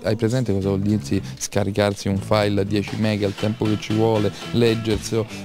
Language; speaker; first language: Italian; native; Italian